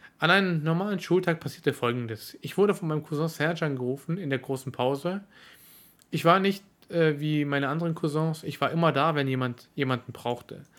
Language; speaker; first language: German; early bilingual, other home language; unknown